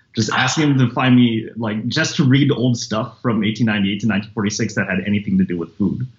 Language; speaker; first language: English; native; English